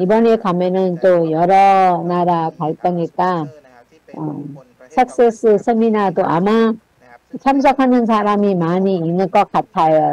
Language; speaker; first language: Korean; non-native, fluent; Thai